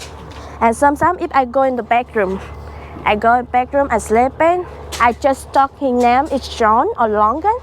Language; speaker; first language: English; non-native, learner; Vietnamese